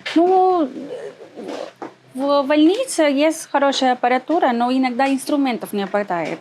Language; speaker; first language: Russian; non-native, learner; Spanish